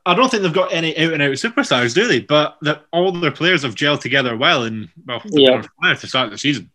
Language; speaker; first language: English; native; English